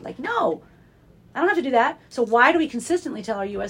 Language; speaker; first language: English; native; English